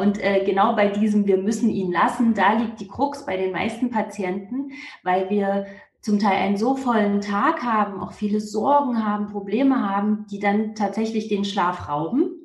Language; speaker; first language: German; native; German